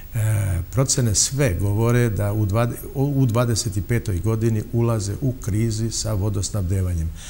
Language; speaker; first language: Bosnian; non-native, local second language; Albanian